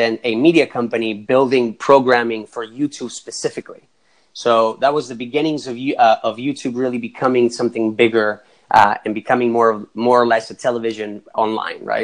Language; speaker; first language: English; non-native, fluent; Spanish